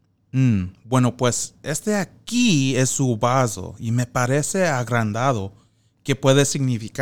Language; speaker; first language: Spanish; non-native, fluent; English